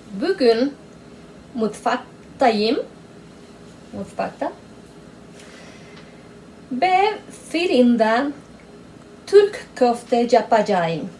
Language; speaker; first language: Turkish; non-native, learner; Spanish